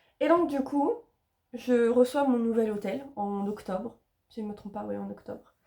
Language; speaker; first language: French; native; French